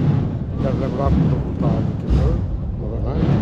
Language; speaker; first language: Portuguese; native; Portuguese